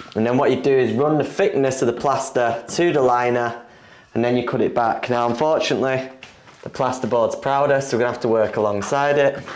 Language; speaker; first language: English; native; English